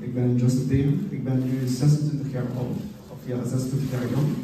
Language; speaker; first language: Dutch; non-native, local second language; Papiamento